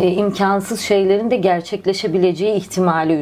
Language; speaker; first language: Turkish; native; Turkish